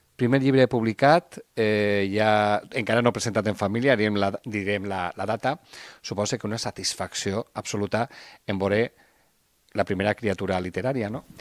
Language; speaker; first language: Catalan; native; Catalan